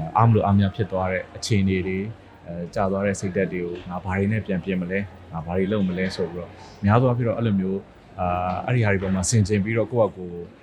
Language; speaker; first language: Burmese; native; Burmese